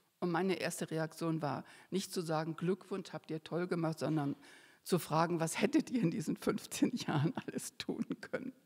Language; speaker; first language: German; native; German